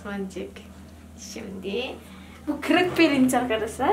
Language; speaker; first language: Turkish; non-native, learner; Indonesian